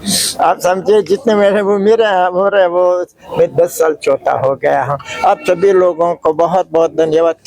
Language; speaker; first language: Hindi; non-native, fluent; Uzbek